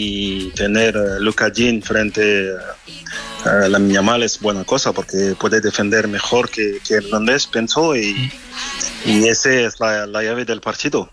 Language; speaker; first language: Spanish; non-native, fluent; French